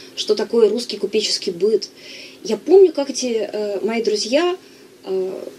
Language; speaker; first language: Russian; native; Russian